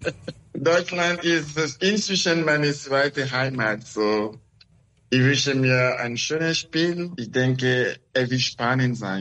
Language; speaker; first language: German; non-native, learner; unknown